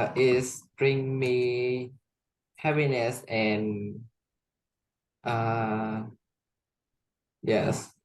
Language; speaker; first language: English; non-native, learner; Vietnamese